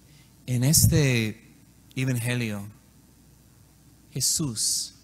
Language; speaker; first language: Spanish; non-native, learner; English